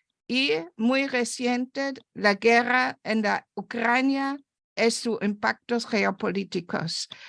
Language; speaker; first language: Spanish; non-native, fluent; German